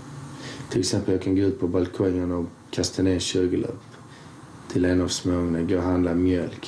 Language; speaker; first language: Swedish; early bilingual, other home language; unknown